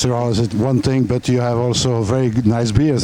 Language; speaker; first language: English; non-native, fluent; French